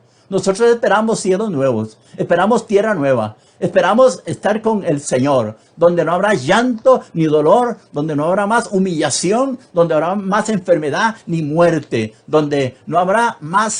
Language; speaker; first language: Spanish; native; Spanish